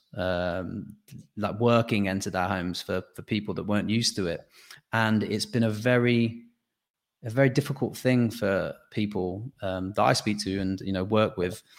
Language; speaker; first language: English; native; English